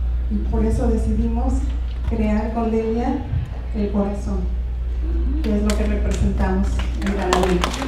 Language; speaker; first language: Spanish; early bilingual, heritage; Spanish